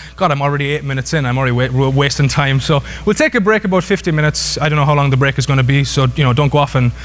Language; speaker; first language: English; native; English